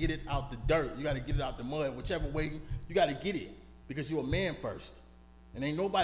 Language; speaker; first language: English; native; English